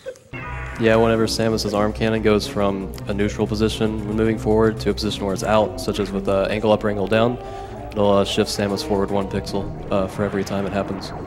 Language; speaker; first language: English; native; English